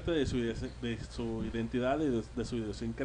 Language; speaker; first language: Spanish; native; Spanish